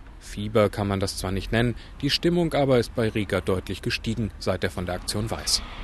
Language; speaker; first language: German; native; German